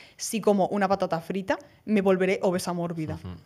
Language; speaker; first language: Spanish; native; Spanish